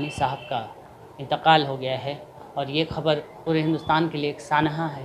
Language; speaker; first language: Urdu; native; Urdu